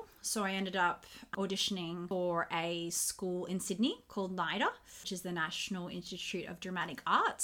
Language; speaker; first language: English; native; English